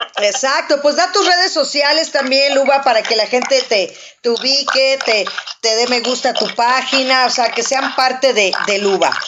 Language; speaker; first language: Spanish; native; Spanish